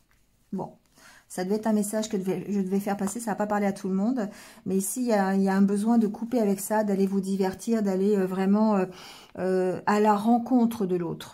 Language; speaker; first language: French; native; French